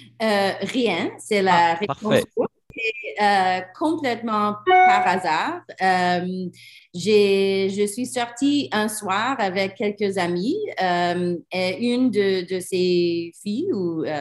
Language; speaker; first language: French; non-native, learner; English